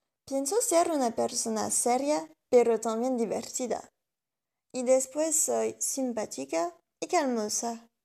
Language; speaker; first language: Spanish; non-native, learner; French